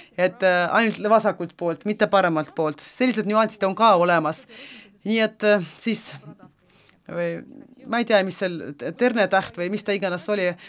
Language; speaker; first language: Estonian; non-native, local second language; Russian